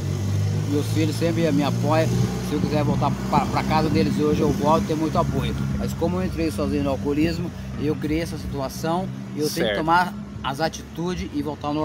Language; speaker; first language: Portuguese; native; Portuguese